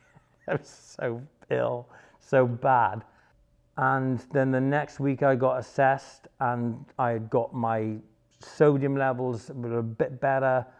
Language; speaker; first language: English; native; English